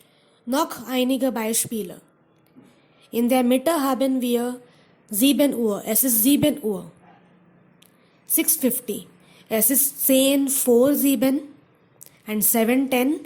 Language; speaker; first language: German; non-native, fluent; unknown